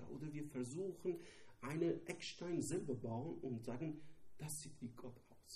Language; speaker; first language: German; non-native, learner; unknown